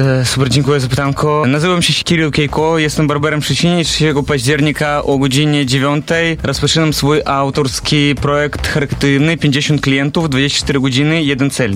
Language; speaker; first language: Polish; non-native, learner; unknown